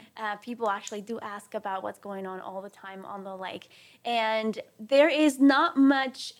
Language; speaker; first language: English; non-native, fluent; Spanish